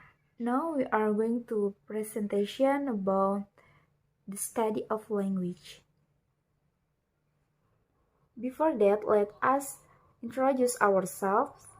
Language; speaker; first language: English; non-native, learner; Indonesian